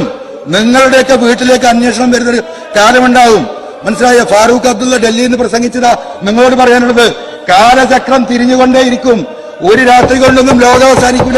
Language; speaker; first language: Malayalam; native; Malayalam